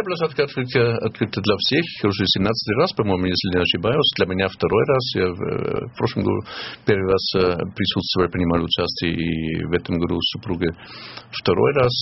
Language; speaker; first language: Russian; non-native, fluent; German